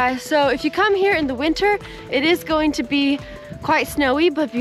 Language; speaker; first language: English; native; English